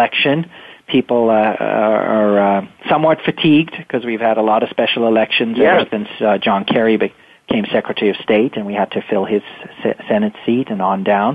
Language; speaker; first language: English; native; English